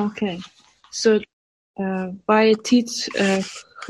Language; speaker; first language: Danish; non-native, learner; Swedish